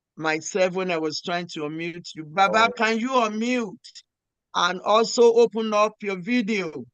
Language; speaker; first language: English; non-native, local second language; Yoruba